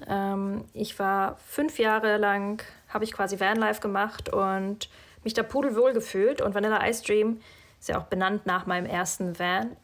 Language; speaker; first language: German; early bilingual, other home language; Russian